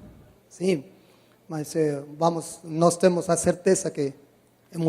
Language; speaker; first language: Portuguese; non-native, learner; Spanish